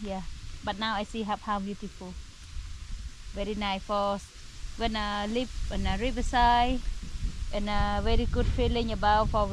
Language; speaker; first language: English; non-native, local second language; Khmer